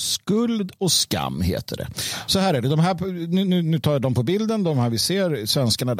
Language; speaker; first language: Swedish; native; Swedish